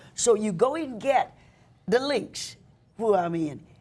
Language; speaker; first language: English; native; English